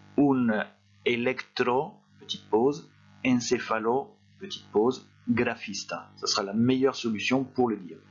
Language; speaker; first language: French; native; French